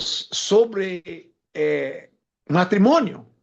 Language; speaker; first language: Spanish; non-native, fluent; English